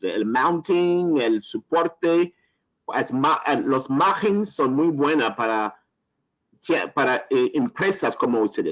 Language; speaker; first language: Spanish; non-native, learner; French